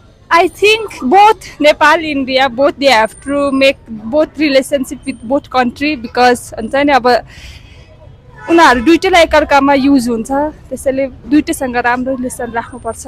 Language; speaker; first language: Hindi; non-native, learner; Nepali